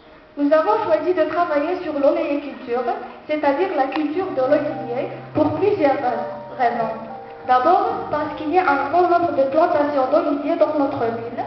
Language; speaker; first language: French; non-native, local second language; Arabic